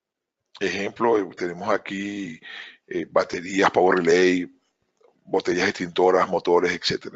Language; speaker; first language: Spanish; native; Spanish